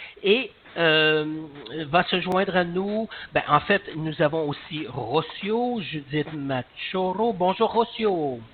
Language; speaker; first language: French; native; French